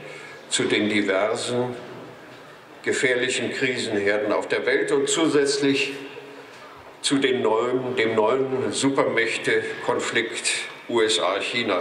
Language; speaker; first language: German; native; German